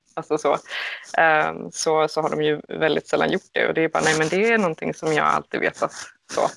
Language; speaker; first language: Swedish; native; Swedish